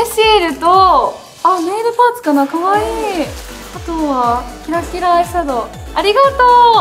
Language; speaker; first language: Japanese; native; Japanese